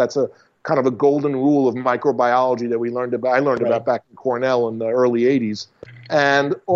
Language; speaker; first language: English; native; English